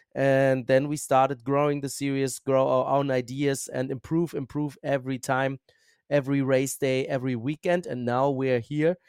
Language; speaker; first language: English; non-native, fluent; German